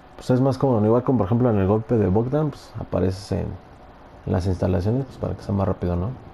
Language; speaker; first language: Spanish; native; Spanish